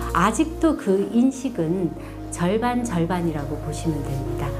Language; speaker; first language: Korean; native; Korean